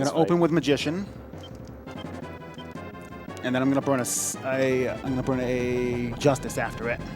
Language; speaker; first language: English; native; English